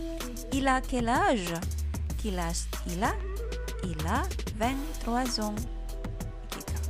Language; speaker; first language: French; non-native, learner; Indonesian